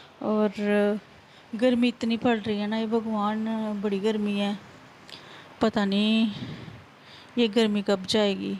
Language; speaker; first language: Hindi; non-native, local second language; Punjabi